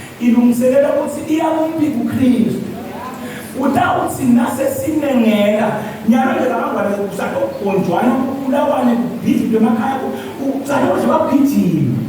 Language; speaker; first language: Zulu; non-native, local second language; Swati